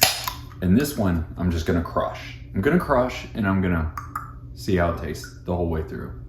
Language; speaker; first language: English; native; English